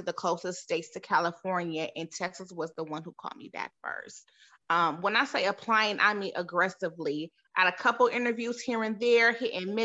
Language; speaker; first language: English; native; English